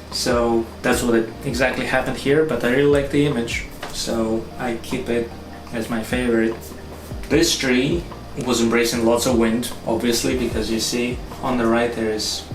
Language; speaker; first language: English; non-native, fluent; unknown